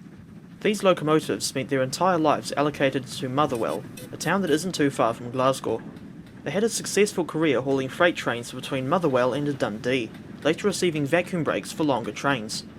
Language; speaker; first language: English; native; English